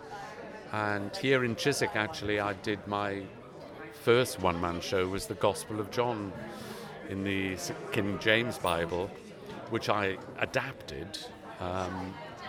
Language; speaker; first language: English; native; English